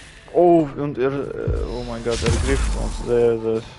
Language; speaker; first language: German; non-native, learner; Russian